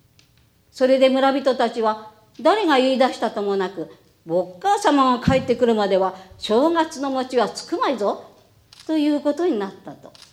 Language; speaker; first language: Japanese; native; Japanese